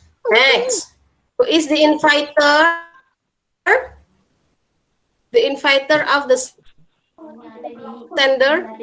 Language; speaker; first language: English; non-native, fluent; Indonesian